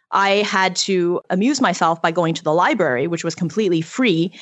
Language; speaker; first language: English; early bilingual, other home language; Chinese